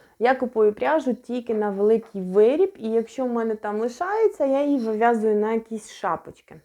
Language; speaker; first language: Ukrainian; non-native, local second language; Russian